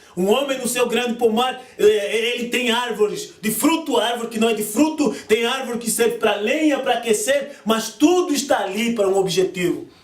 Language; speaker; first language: Portuguese; native; Portuguese